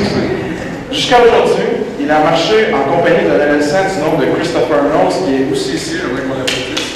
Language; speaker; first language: French; native; French